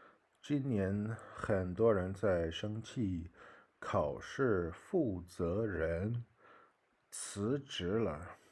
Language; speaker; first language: Chinese; non-native, learner; English